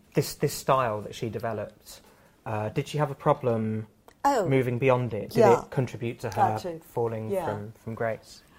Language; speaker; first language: English; native; English